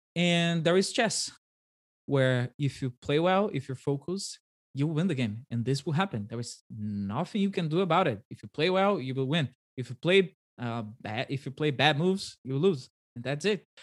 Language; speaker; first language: English; non-native, fluent; Portuguese